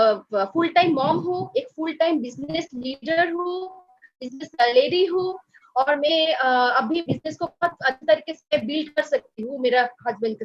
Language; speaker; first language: Hindi; non-native, local second language; Bangla